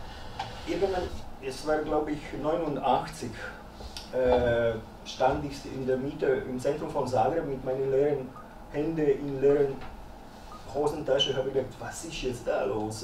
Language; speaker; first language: German; early bilingual, other home language; Croatian